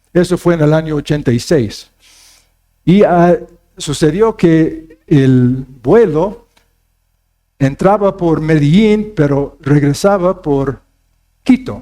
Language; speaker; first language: Spanish; non-native, fluent; English